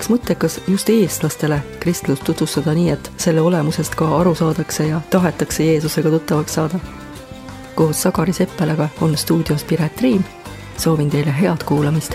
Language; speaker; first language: Estonian; native; Estonian